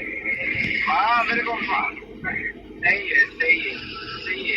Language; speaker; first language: Hindi; non-native, learner; Bangla